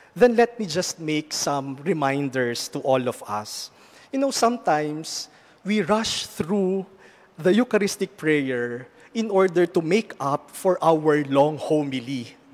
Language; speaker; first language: English; non-native, local second language; Filipino